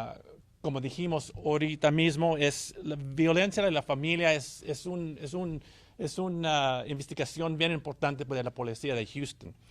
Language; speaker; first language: Spanish; early bilingual, heritage; Spanish